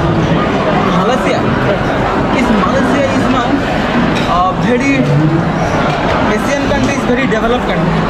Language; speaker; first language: English; non-native, learner; Bangla